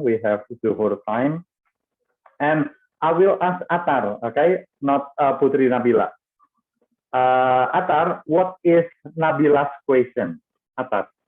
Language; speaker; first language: English; non-native, fluent; Indonesian